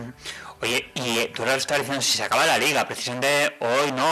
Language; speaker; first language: Spanish; native; Spanish